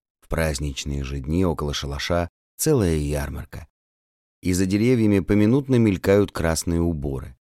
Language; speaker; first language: Russian; native; Russian